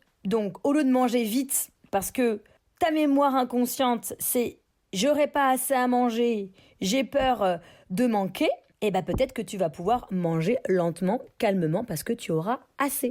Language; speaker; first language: French; native; French